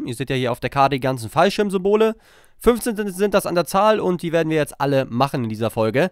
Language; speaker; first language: German; native; German